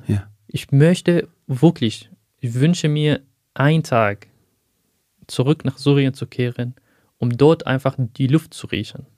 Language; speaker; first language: German; non-native, fluent; Arabic